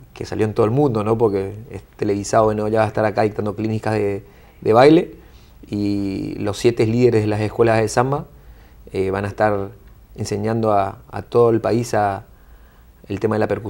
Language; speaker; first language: Spanish; native; Spanish